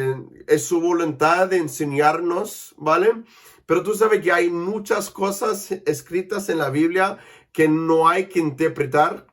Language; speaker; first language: Spanish; non-native, fluent; English